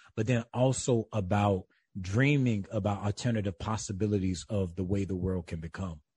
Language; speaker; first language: English; native; English